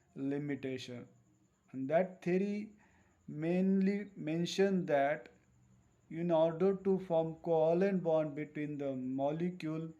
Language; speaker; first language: English; non-native, local second language; Marathi